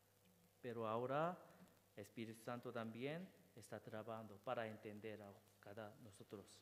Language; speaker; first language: Spanish; non-native, learner; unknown